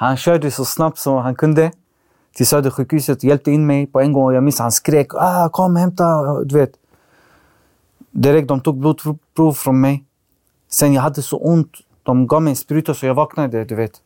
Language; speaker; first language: Swedish; early bilingual, other home language; Arabic